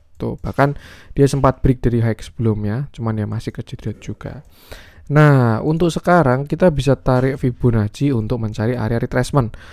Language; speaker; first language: Indonesian; native; Indonesian